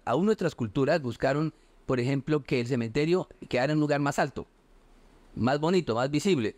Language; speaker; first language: Spanish; native; Spanish